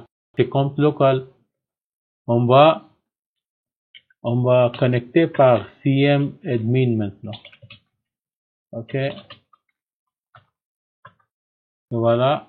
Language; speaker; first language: French; non-native, learner; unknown